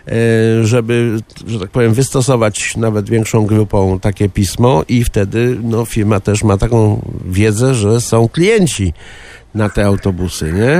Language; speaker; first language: Polish; native; Polish